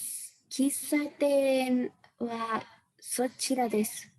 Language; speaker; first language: Japanese; non-native, learner; Spanish